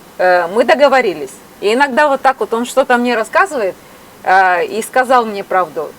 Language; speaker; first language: Russian; native; Russian